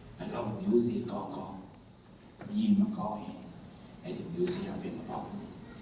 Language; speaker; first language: Burmese; non-native, local second language; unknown